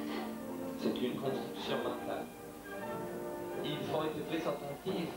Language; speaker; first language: French; non-native, learner; Romanian